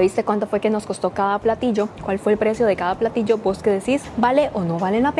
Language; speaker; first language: Spanish; native; Spanish